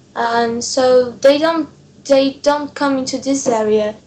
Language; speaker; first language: English; non-native, fluent; Portuguese